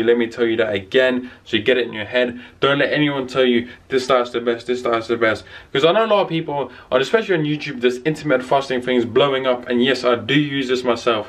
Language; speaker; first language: English; native; English